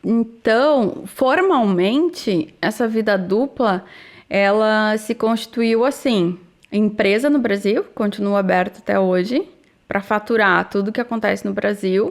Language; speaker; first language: Portuguese; native; Portuguese